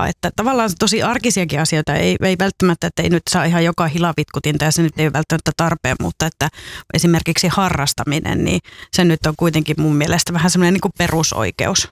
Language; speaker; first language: Finnish; native; Finnish